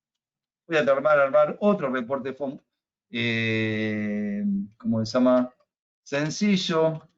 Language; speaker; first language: Spanish; native; Spanish